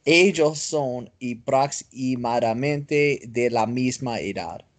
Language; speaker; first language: Spanish; non-native, learner; English